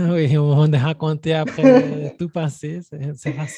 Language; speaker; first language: French; non-native, fluent; Portuguese